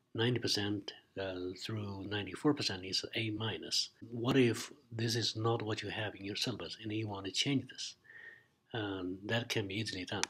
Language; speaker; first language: English; non-native, fluent; Chinese